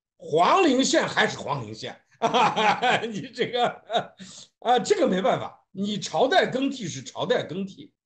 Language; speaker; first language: Chinese; native; Chinese